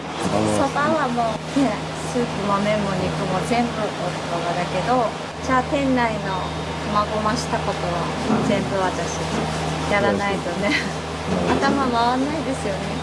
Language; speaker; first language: Japanese; native; Japanese